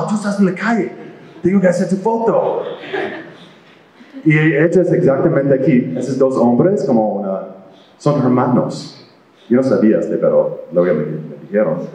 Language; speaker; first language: Spanish; non-native, fluent; English